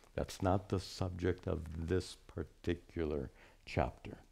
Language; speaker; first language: English; native; English